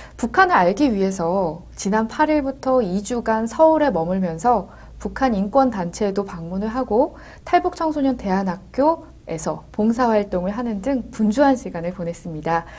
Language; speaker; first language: Korean; native; Korean